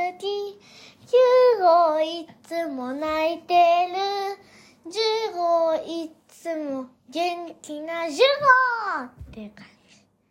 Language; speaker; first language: Japanese; early bilingual, other home language; Korean